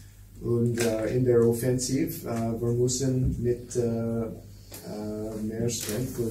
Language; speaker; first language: German; non-native, learner; English